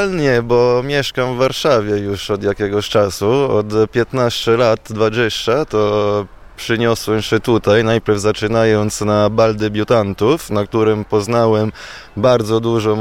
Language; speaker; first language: Polish; non-native, fluent; Italian